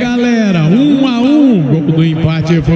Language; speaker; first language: Portuguese; native; Portuguese